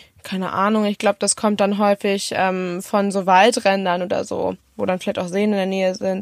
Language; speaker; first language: German; native; German